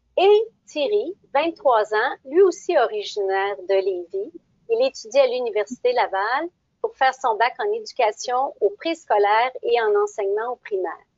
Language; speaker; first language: French; native; French